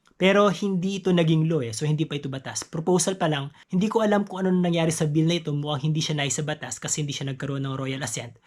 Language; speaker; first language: Filipino; native; Filipino